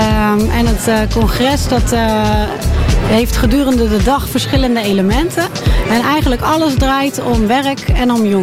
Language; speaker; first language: Dutch; native; Dutch